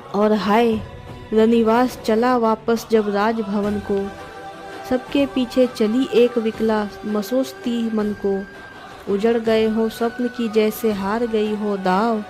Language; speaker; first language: Hindi; native; Hindi